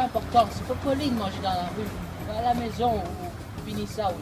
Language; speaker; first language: French; non-native, learner; English